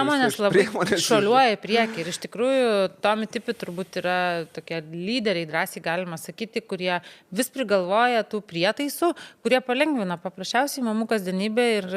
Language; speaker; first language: Lithuanian; native; Lithuanian